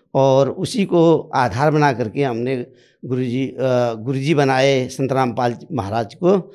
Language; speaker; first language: Hindi; native; Hindi